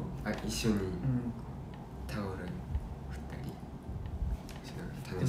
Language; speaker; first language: Japanese; non-native, fluent; Korean